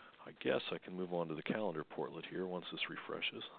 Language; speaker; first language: English; native; English